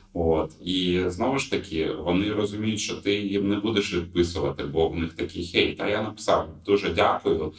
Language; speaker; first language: Ukrainian; non-native, local second language; Russian